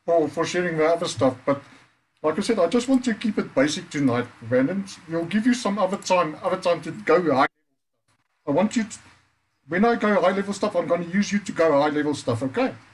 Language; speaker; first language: English; non-native, local second language; Afrikaans